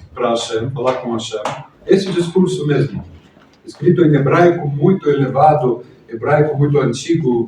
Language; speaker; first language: Portuguese; non-native, fluent; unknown